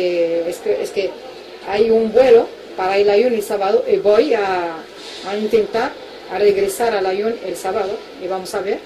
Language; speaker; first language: Spanish; non-native, local second language; Arabic